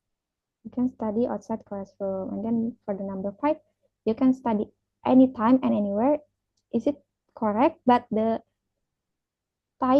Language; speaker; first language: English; non-native, fluent; Indonesian